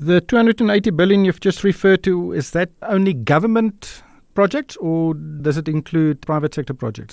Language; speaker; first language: English; non-native, local second language; Afrikaans